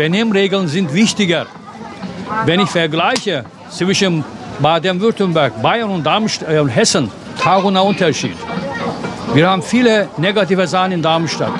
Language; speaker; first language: German; non-native, fluent; Turkish